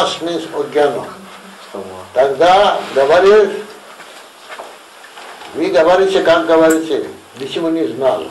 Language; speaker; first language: Russian; non-native, learner; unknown